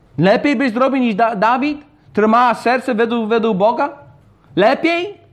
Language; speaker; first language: Polish; non-native, fluent; English